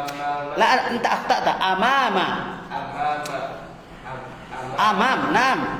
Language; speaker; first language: Arabic; non-native, fluent; Indonesian